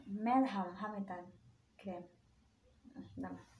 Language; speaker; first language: Turkish; non-native, learner; Filipino